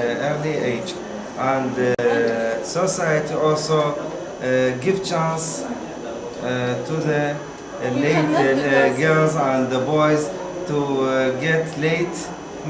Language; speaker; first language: English; non-native, learner; Arabic